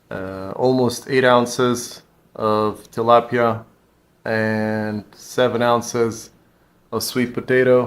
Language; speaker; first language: English; non-native, fluent; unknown